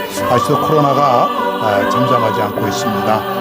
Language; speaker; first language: Korean; native; Korean